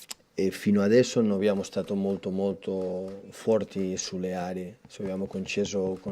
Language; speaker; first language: Italian; non-native, fluent; Catalan